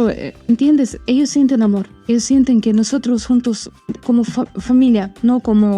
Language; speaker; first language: Spanish; non-native, learner; Armenian